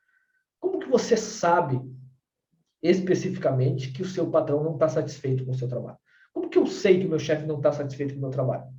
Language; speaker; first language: Portuguese; native; Portuguese